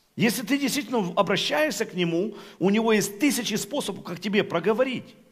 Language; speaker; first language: Russian; non-native, local second language; Ukrainian